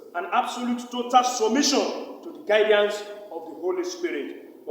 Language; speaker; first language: English; non-native, local second language; Yoruba